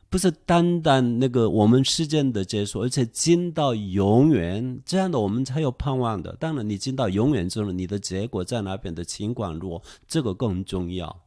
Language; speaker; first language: Chinese; non-native, fluent; Korean